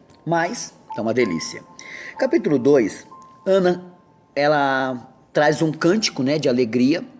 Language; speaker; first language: Portuguese; native; Portuguese